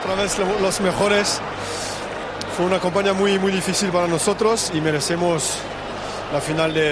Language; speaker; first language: Spanish; non-native, fluent; French